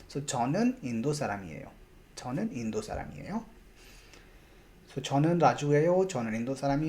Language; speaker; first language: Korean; non-native, fluent; Hindi